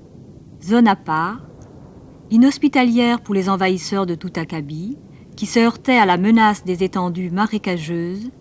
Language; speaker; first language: French; native; French